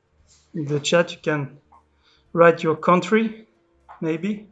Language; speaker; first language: English; non-native, learner; French